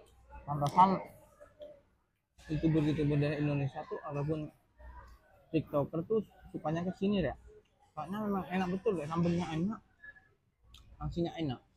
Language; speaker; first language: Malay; non-native, local second language; Javanese